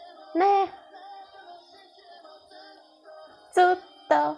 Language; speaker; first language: Japanese; non-native, learner; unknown